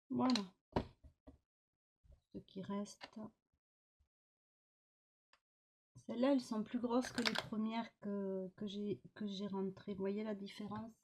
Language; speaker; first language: French; native; French